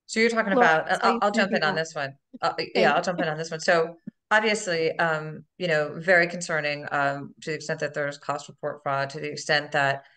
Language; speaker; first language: English; native; English